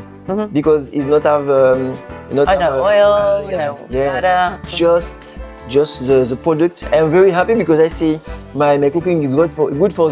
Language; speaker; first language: English; non-native, learner; French